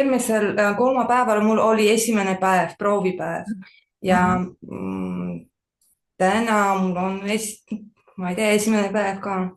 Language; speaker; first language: Estonian; non-native, learner; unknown